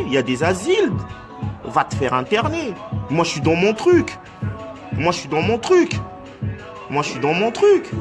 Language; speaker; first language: French; non-native, local second language; Lingala